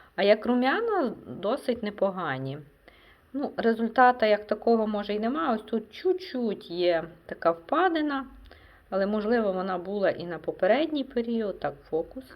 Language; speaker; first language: Ukrainian; non-native, local second language; Russian